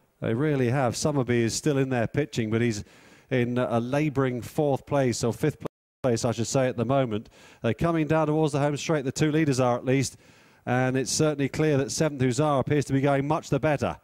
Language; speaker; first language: English; native; English